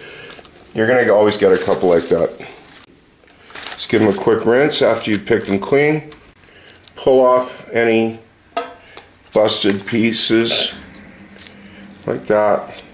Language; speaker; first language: English; native; English